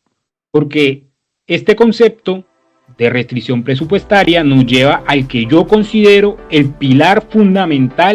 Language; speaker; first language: Spanish; native; Spanish